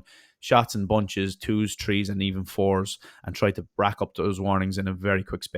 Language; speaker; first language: English; native; English